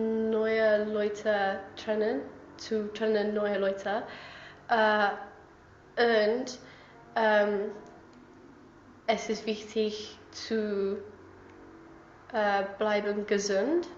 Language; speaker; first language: German; non-native, learner; English